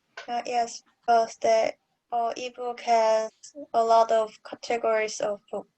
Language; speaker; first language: English; non-native, learner; Korean